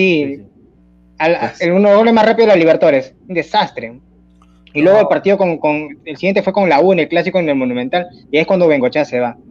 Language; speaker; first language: Spanish; native; Spanish